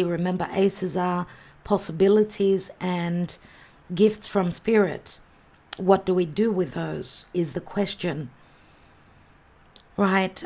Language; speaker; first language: English; native; English